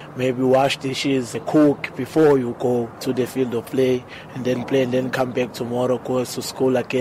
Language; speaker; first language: English; non-native, local second language; Zulu